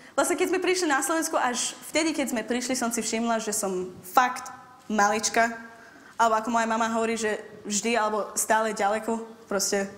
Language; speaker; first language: Slovak; non-native, fluent; Persian